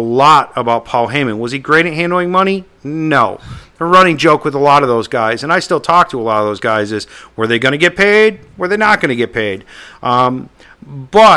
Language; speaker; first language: English; native; English